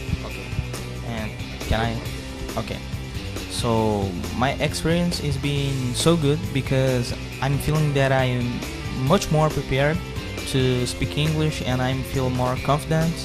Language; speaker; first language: English; non-native, fluent; Portuguese